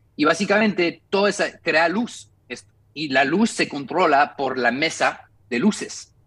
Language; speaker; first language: Spanish; non-native, fluent; French